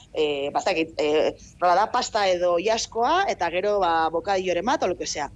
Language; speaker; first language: Basque; native; Basque